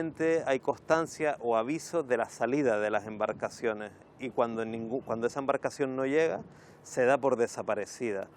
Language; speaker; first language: Spanish; native; Spanish